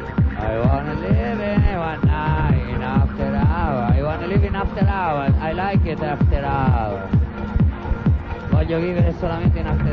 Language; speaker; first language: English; non-native, learner; Italian